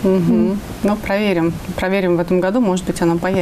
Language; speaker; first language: Russian; native; Russian